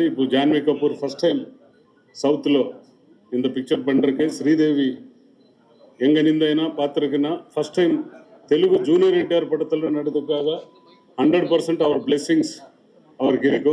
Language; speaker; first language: Tamil; non-native, learner; Telugu